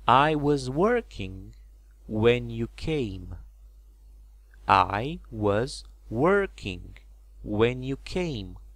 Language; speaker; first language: English; non-native, fluent; Romanian